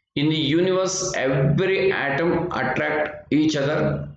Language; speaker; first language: English; non-native, local second language; Kannada